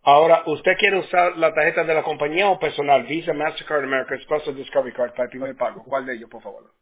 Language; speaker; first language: Spanish; early bilingual, heritage; Spanish